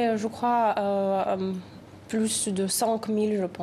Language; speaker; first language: French; non-native, fluent; Ukrainian